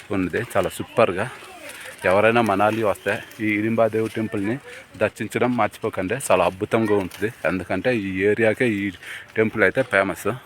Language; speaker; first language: Telugu; non-native, local second language; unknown